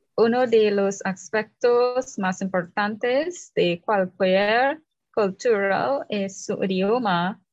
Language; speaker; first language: Spanish; non-native, learner; English